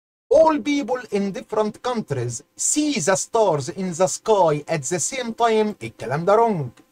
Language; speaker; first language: English; non-native, fluent; Arabic